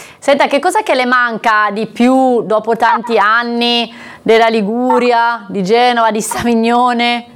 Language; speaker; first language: Italian; native; Italian